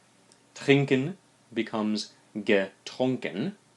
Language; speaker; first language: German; non-native, fluent; English